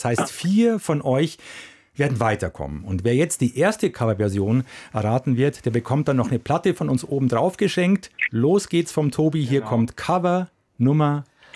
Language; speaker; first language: German; native; German